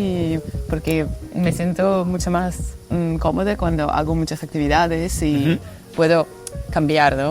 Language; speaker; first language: Spanish; non-native, fluent; Russian